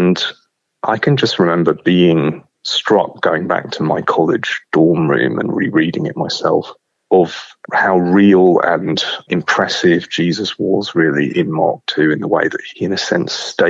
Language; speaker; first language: English; native; English